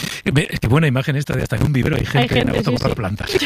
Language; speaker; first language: Spanish; native; Spanish